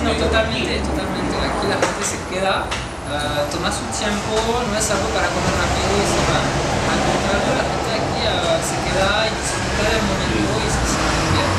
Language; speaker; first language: Spanish; non-native, fluent; French